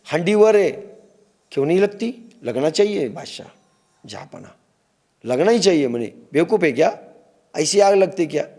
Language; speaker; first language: Hindi; non-native, local second language; Marathi